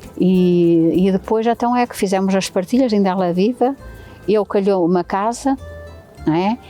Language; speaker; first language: Portuguese; native; Portuguese